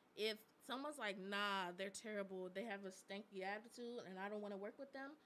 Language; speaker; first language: English; native; English